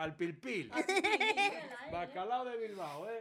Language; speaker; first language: Spanish; native; Spanish